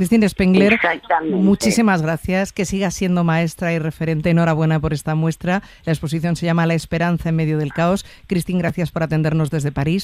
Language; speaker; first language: Spanish; native; Spanish